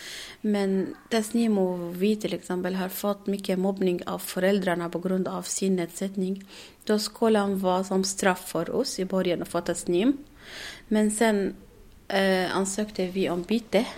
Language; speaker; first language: Swedish; non-native, learner; Arabic